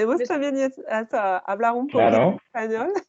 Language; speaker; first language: Spanish; non-native, learner; French